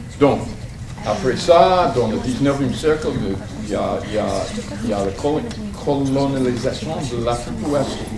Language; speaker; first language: French; non-native, learner; English